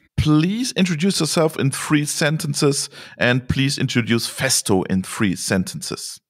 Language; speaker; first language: English; non-native, fluent; German